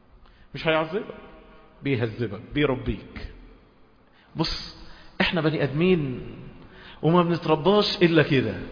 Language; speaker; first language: Arabic; native; Arabic